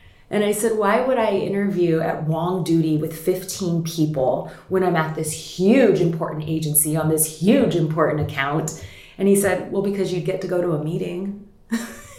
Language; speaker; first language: English; native; English